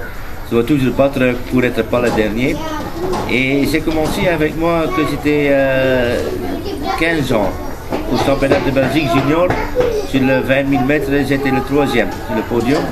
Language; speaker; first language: French; non-native, learner; Dutch